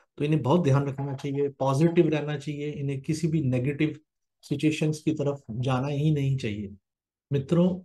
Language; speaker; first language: Hindi; native; Hindi